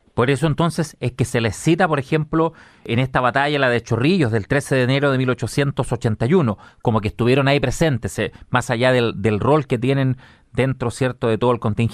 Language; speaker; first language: Spanish; native; Spanish